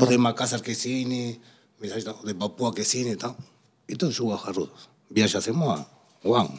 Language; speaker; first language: Indonesian; non-native, fluent; Spanish